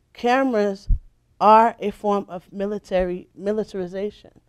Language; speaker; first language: English; native; English